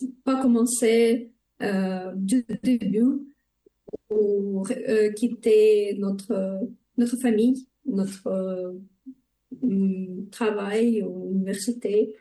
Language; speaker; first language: French; non-native, learner; Ukrainian